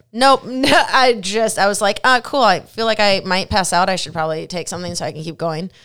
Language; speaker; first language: English; native; English